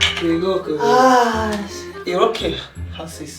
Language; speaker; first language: Korean; non-native, learner; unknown